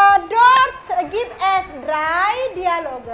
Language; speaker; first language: German; non-native, fluent; Indonesian